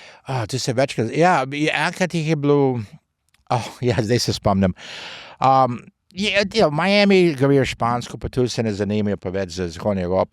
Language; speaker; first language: Slovenian; early bilingual, heritage; Slovenian